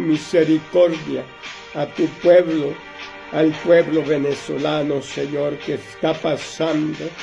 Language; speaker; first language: Spanish; native; Spanish